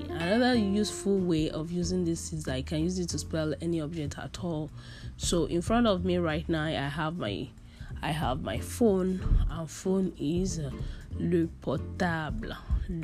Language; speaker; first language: English; non-native, local second language; Yoruba